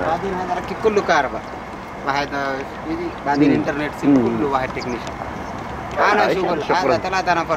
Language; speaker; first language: Arabic; non-native, learner; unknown